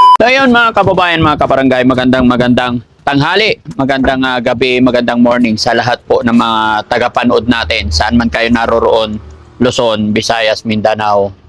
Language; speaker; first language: Filipino; native; Filipino